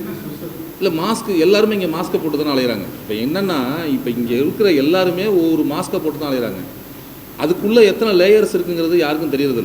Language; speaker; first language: Tamil; native; Tamil